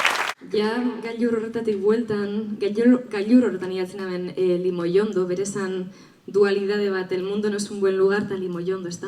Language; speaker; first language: Basque; native; Basque